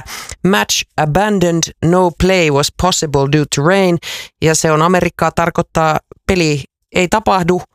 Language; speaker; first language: Finnish; native; Finnish